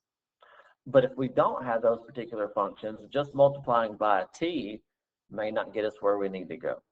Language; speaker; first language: English; native; English